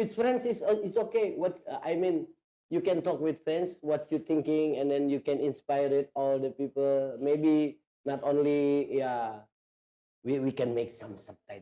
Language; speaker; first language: English; non-native, learner; Indonesian